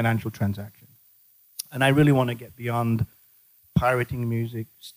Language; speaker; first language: English; native; English